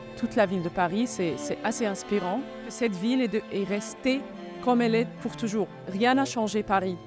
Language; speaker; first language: French; non-native, fluent; Arabic